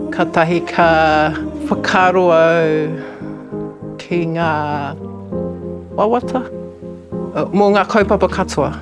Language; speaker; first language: Māori; non-native, local second language; English